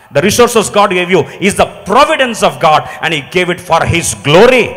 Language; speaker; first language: English; non-native, local second language; Telugu